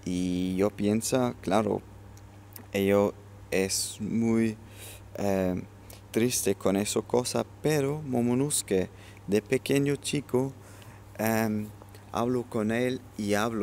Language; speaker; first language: Spanish; non-native, learner; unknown